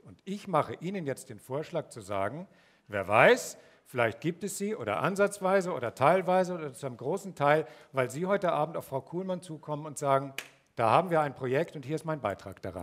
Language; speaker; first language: German; native; German